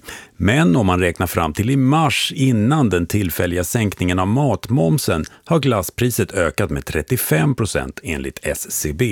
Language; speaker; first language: Swedish; native; Swedish